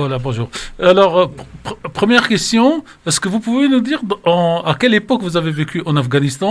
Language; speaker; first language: French; native; French